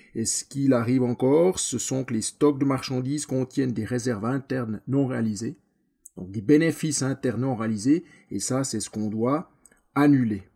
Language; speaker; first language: French; native; French